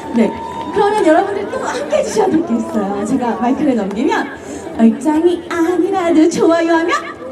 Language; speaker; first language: Korean; native; Korean